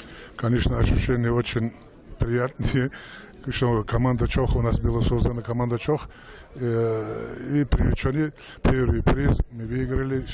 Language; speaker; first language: Russian; non-native, local second language; Avaric